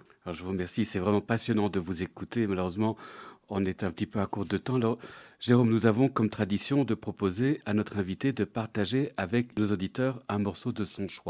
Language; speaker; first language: French; native; French